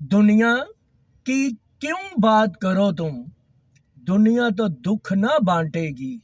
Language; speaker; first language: Urdu; non-native, local second language; Punjabi